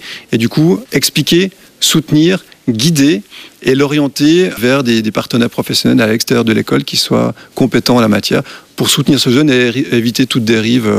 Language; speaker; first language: French; native; French